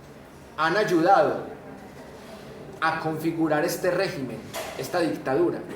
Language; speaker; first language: Spanish; native; Spanish